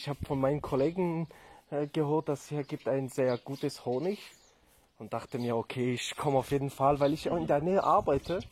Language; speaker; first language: German; non-native, fluent; Tajik